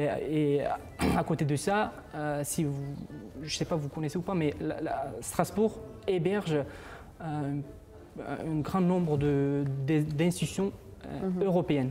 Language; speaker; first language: French; non-native, fluent; Uzbek